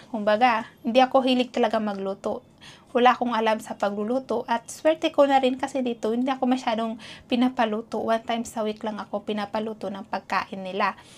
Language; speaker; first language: Filipino; non-native, local second language; Cebuano